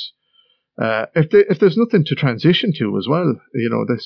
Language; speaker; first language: English; native; English